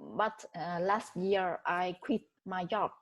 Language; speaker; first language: English; non-native, learner; Vietnamese